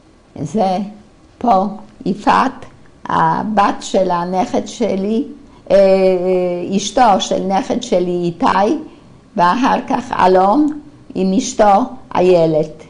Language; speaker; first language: Hebrew; non-native, fluent; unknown